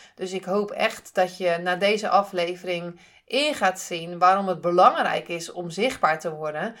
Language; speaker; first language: Dutch; native; Dutch